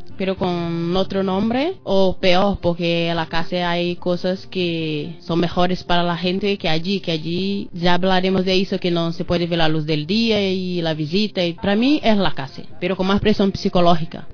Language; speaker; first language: Spanish; non-native, fluent; Portuguese